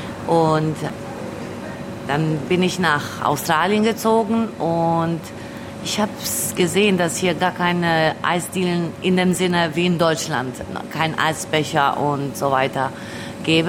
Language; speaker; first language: German; early bilingual, other home language; Albanian